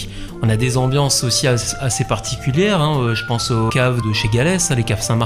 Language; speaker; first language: French; native; French